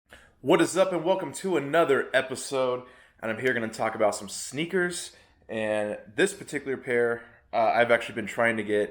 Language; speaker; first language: English; native; English